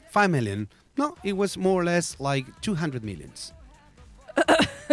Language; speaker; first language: English; non-native, fluent; Spanish